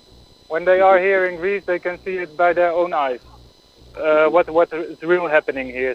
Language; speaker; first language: English; non-native, fluent; Dutch